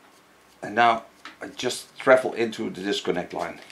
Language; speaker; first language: English; non-native, fluent; Dutch